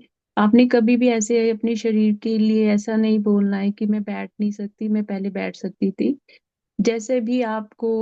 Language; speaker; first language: Hindi; native; Hindi